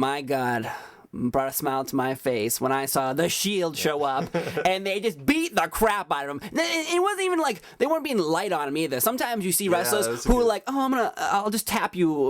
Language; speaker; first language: English; native; English